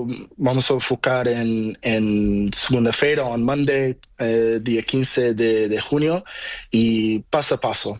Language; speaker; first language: Spanish; non-native, learner; Portuguese